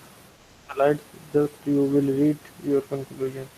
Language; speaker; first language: English; non-native, fluent; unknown